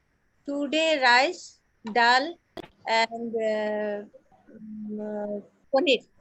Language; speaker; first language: English; non-native, learner; Assamese